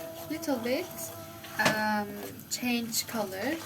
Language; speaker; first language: English; non-native, learner; Turkish